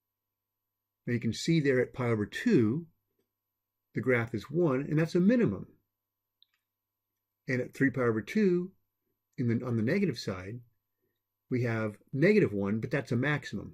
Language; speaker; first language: English; native; English